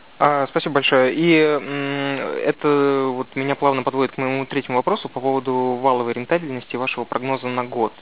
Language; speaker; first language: Russian; native; Russian